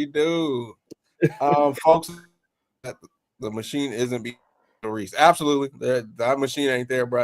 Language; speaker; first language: English; native; English